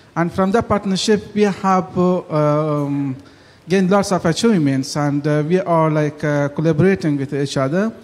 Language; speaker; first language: English; non-native, fluent; Persian